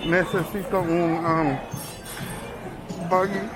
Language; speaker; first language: Spanish; non-native, learner; English